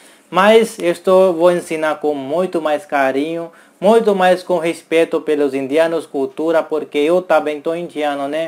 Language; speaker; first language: Portuguese; non-native, learner; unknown